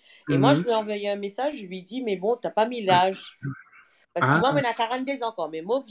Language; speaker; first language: French; non-native, local second language; Morisyen